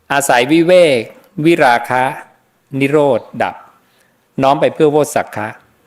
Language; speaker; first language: Thai; native; Thai